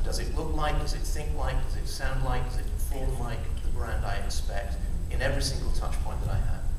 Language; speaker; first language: English; native; English